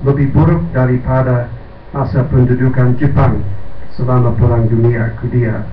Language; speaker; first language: Indonesian; non-native, fluent; English